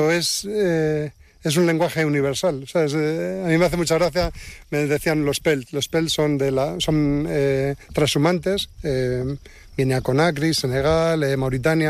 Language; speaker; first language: Spanish; native; Spanish